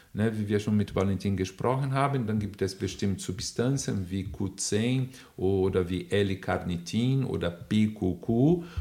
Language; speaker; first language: German; non-native, fluent; Portuguese